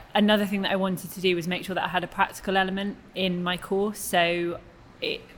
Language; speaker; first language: English; native; English